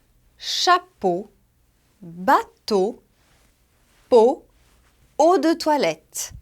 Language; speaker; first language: French; non-native, fluent; Portuguese